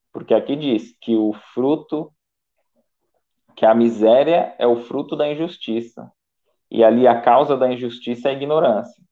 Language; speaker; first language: Portuguese; native; Portuguese